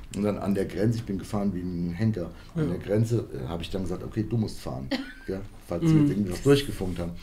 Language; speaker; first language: German; early bilingual, other home language; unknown